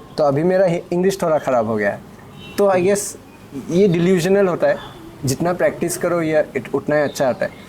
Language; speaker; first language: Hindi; non-native, local second language; Assamese